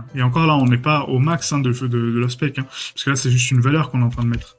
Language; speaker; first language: French; native; French